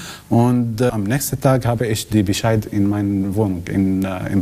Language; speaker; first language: German; non-native, learner; Arabic